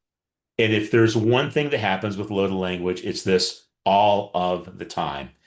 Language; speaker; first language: English; native; English